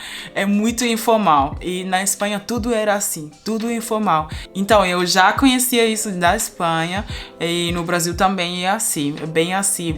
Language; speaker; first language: Portuguese; non-native, fluent; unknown